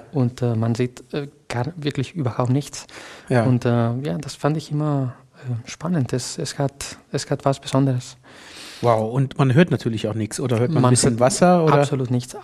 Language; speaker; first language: German; non-native, fluent; Spanish